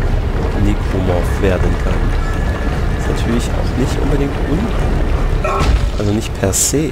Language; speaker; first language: German; native; German